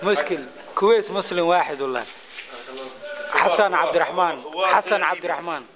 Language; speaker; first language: Arabic; non-native, learner; Somali